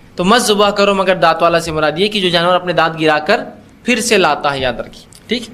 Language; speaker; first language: Urdu; native; Urdu